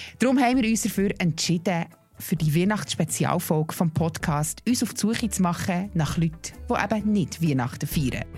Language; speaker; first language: German; native; German